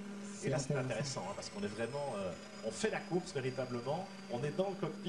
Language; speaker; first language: French; native; French